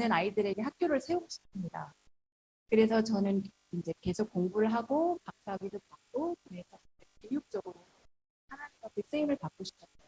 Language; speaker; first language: Korean; early bilingual, heritage; Korean